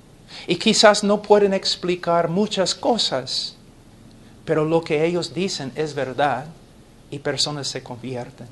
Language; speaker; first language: Spanish; non-native, fluent; English